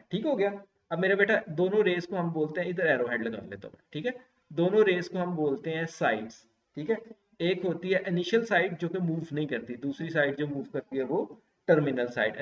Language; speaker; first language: Urdu; non-native, local second language; Punjabi